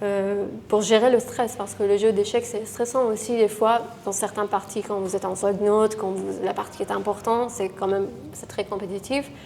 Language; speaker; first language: French; non-native, fluent; Persian